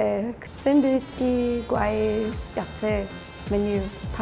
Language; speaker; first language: Korean; non-native, learner; Portuguese